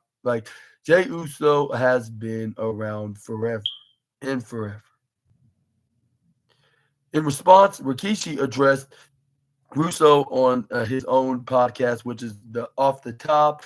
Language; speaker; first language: English; native; English